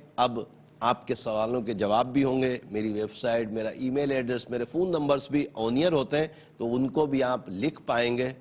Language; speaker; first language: Urdu; native; Urdu